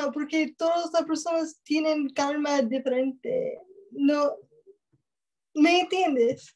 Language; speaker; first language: Spanish; non-native, learner; English